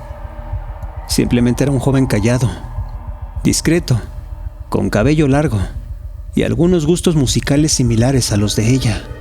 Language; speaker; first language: Spanish; native; Spanish